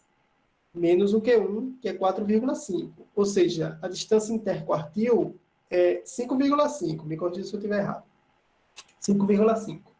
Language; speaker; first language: Portuguese; native; Portuguese